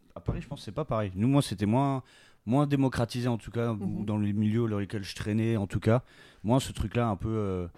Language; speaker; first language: French; native; French